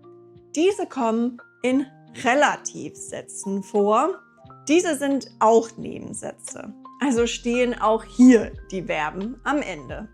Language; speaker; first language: German; non-native, fluent; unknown